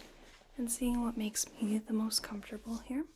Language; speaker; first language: English; native; English